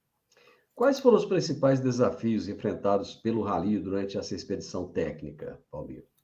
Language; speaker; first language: Portuguese; native; Portuguese